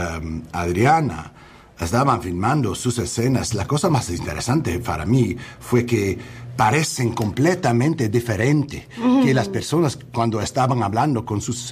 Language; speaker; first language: Spanish; non-native, learner; English